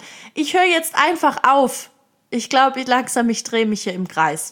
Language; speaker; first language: German; native; German